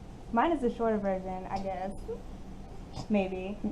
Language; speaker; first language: English; native; English